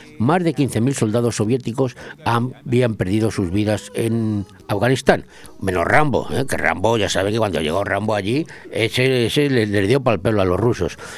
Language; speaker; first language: Spanish; native; Spanish